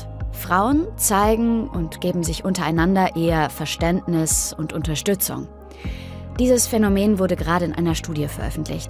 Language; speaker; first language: German; native; German